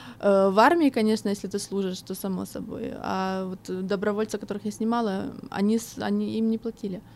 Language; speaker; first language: Russian; native; Russian